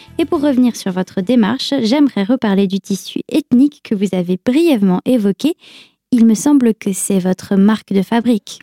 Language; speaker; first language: French; native; French